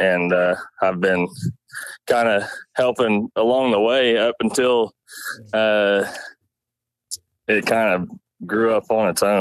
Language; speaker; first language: English; native; English